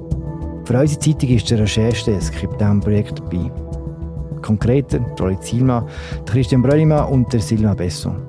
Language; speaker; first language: German; native; German